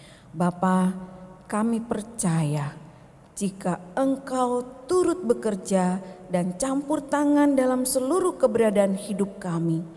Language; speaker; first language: Indonesian; native; Indonesian